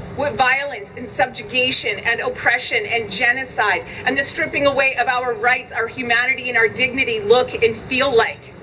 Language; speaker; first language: English; native; English